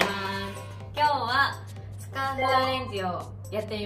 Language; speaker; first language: Japanese; native; Japanese